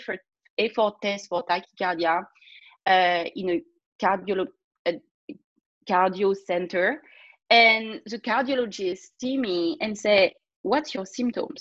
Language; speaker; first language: English; non-native, fluent; French